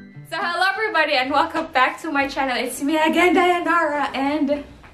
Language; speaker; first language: English; non-native, local second language; Cebuano